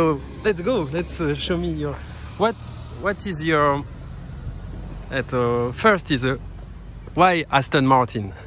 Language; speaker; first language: English; non-native, learner; French